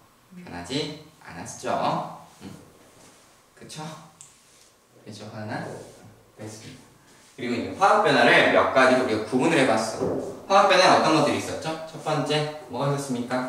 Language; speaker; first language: Korean; native; Korean